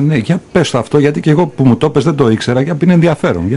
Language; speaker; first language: Greek; native; Greek